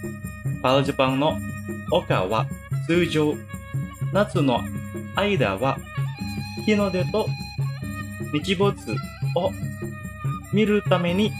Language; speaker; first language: Japanese; non-native, fluent; Indonesian